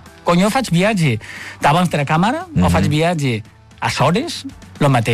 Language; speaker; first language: Catalan; non-native, fluent; Chinese